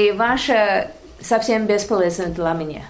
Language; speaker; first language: Russian; non-native, learner; English